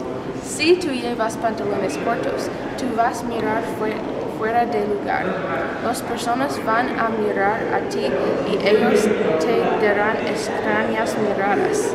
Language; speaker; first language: Spanish; non-native, learner; English